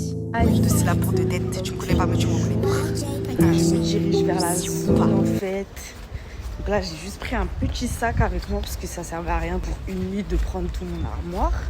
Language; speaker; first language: French; native; French